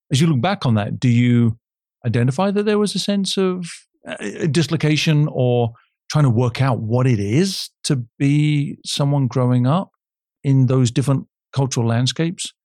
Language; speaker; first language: English; native; English